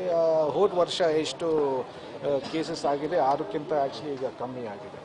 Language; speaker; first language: Kannada; non-native, fluent; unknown